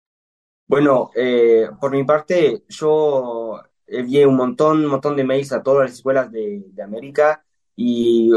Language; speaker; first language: Spanish; early bilingual, heritage; Spanish